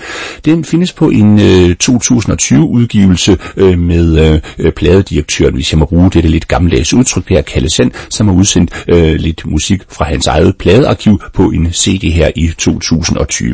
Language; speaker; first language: Danish; native; Danish